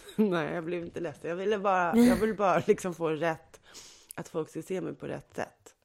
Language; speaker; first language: Swedish; native; Swedish